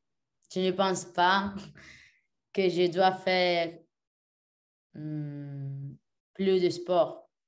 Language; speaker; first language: French; non-native, learner; Spanish